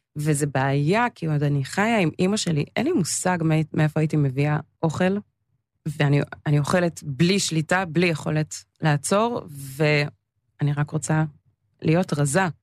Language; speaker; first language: Hebrew; early bilingual, other home language; English